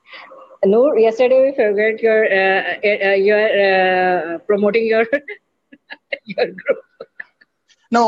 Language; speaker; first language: English; non-native, learner; Urdu